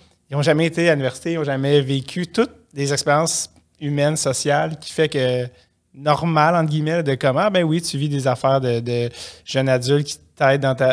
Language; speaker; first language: French; native; French